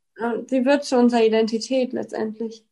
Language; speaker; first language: German; non-native, fluent; English